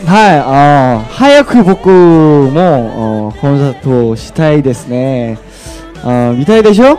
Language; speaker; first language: Japanese; non-native, learner; Korean